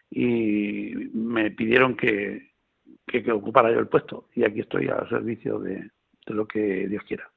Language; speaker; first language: Spanish; native; Spanish